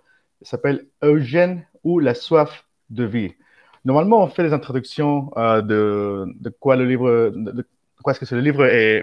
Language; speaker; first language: French; non-native, fluent; Spanish